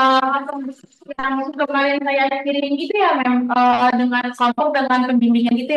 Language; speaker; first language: Indonesian; native; Indonesian